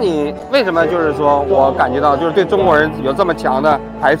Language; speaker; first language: Chinese; native; Chinese